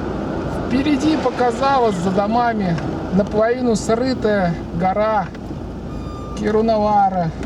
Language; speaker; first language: Russian; native; Russian